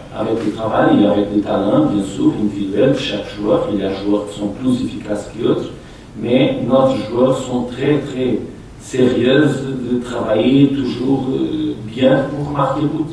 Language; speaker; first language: French; non-native, fluent; Portuguese